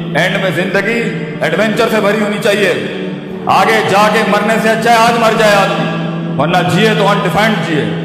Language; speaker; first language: Urdu; non-native, local second language; Punjabi